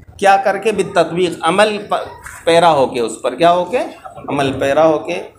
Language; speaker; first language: Urdu; native; Urdu